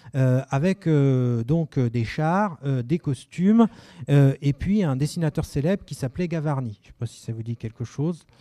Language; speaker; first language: French; native; French